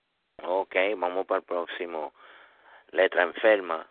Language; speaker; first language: Spanish; early bilingual, heritage; Spanish